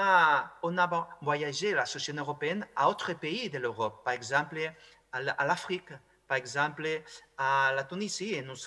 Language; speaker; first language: French; non-native, fluent; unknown